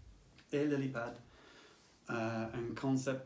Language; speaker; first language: French; non-native, learner; English